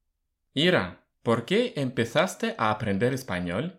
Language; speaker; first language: Spanish; non-native, fluent; Russian